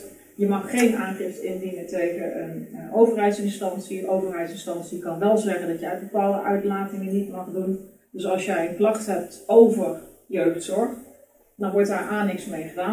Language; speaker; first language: Dutch; native; Dutch